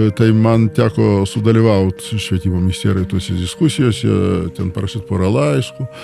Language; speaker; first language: Lithuanian; non-native, local second language; Polish